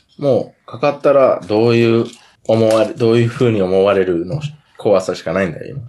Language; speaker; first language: Japanese; non-native, fluent; English